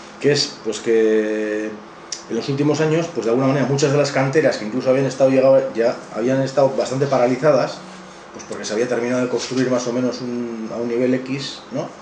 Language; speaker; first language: Spanish; native; Spanish